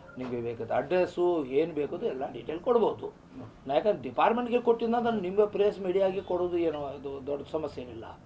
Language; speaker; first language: Kannada; non-native, local second language; Urdu